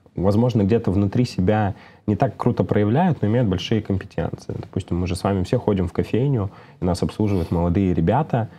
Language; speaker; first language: Russian; native; Russian